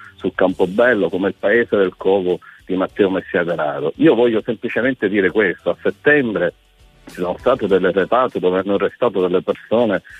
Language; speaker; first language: Italian; native; Italian